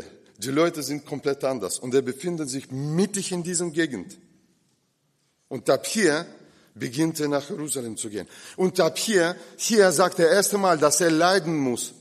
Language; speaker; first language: German; non-native, fluent; Russian